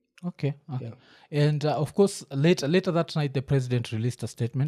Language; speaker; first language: English; non-native, local second language; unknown